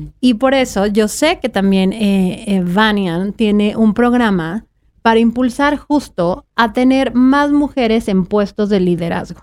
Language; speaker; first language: Spanish; native; Spanish